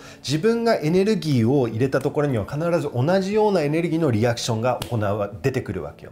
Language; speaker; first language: Japanese; non-native, fluent; English